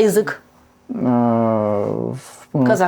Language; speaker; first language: Russian; native; Russian